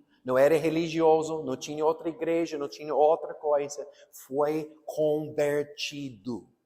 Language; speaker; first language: Portuguese; non-native, fluent; English